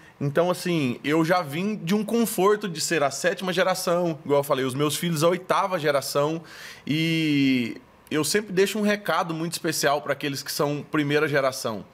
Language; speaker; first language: Portuguese; native; Portuguese